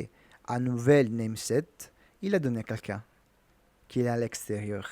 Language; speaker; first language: French; non-native, learner; Italian